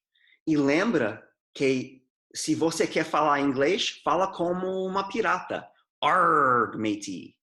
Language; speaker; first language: Portuguese; non-native, fluent; English